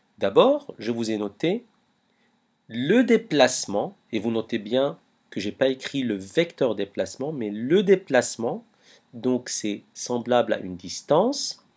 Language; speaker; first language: French; non-native, local second language; Arabic